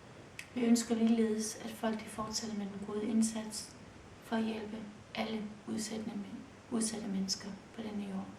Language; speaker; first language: Danish; early bilingual, other home language; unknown